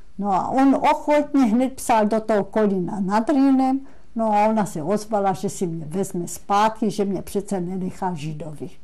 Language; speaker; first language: Czech; non-native, local second language; German